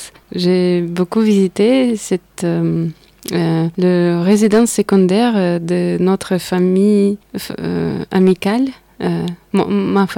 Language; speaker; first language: French; non-native, learner; Russian